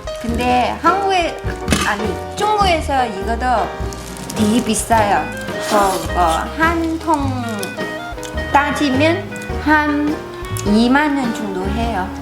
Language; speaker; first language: Korean; non-native, learner; Chinese